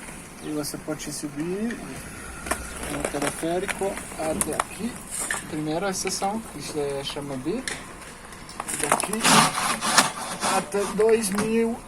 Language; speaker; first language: Portuguese; non-native, fluent; German